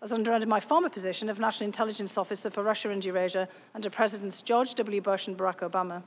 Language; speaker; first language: English; native; English